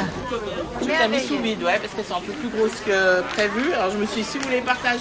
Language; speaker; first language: French; non-native, local second language; Lingala